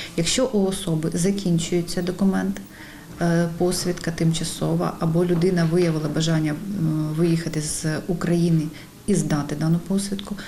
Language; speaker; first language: Ukrainian; native; Ukrainian